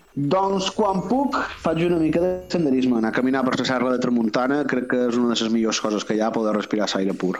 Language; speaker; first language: Catalan; native; Catalan